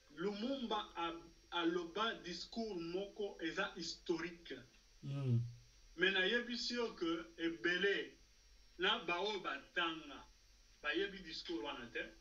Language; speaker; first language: Lingala; non-native, local second language; Swahili